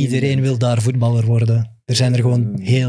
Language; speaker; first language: Dutch; native; Dutch